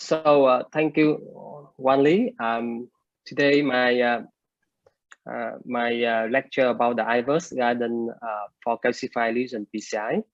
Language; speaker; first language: English; non-native, fluent; Vietnamese